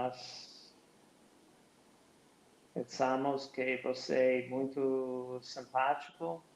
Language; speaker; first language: Portuguese; non-native, learner; English